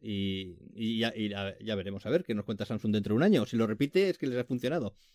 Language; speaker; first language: Spanish; native; Spanish